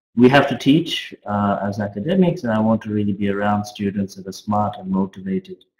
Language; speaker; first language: English; native; English